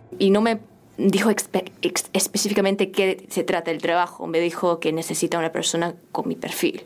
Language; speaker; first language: Spanish; early bilingual, other home language; Korean